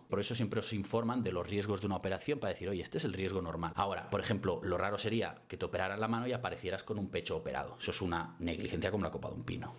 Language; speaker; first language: Spanish; native; Spanish